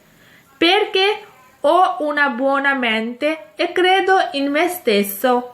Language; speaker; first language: Italian; non-native, fluent; Urdu